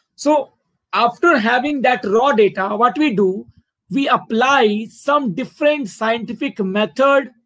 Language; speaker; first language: English; non-native, local second language; Hindi